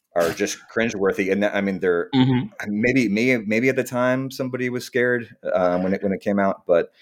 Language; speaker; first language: English; native; English